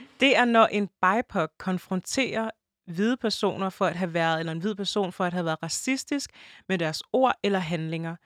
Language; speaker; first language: Danish; early bilingual, other home language; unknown